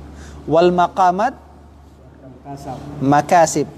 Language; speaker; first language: Arabic; non-native, fluent; Indonesian